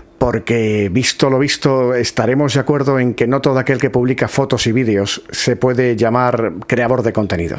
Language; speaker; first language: Spanish; native; Spanish